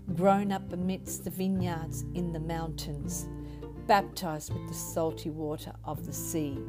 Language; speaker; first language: English; native; English